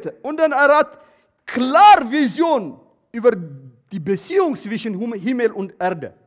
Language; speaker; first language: German; non-native, learner; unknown